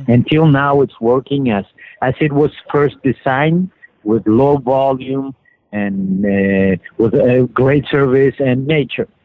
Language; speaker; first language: English; non-native, fluent; Spanish